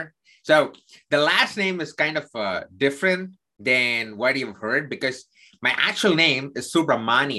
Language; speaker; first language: English; non-native, local second language; Tamil